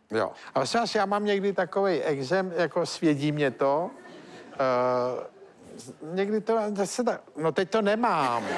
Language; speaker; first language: Czech; native; Czech